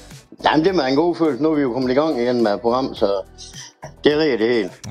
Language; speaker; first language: Danish; native; Danish